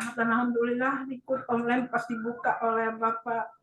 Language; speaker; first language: Indonesian; native; Indonesian